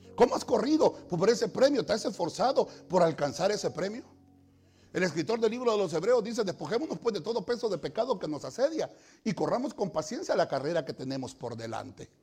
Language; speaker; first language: Spanish; native; Spanish